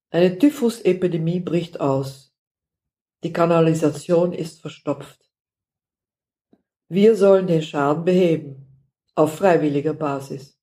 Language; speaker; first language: German; non-native, fluent; Dutch